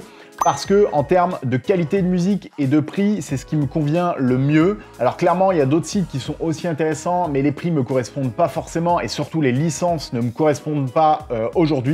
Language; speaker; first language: French; native; French